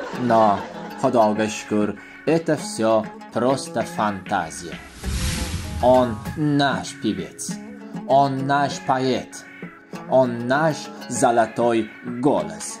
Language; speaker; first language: Russian; non-native, local second language; Uzbek